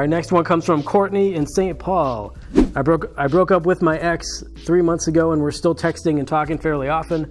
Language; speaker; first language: English; native; English